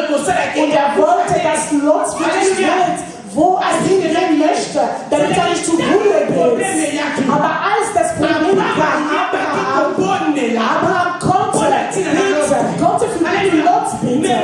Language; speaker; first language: German; non-native, fluent; French